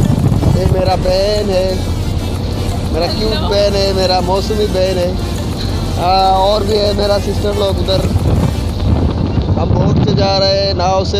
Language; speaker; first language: Hindi; non-native, local second language; Bangla